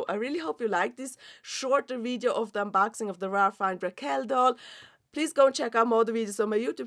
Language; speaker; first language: English; non-native, fluent; German